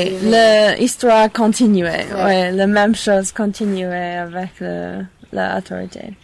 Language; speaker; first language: French; non-native, learner; English